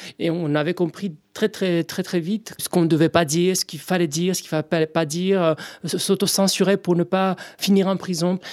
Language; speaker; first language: French; non-native, fluent; Romanian